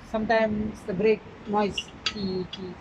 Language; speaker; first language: English; non-native, learner; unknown